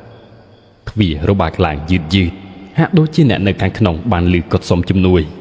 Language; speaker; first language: Khmer; native; Khmer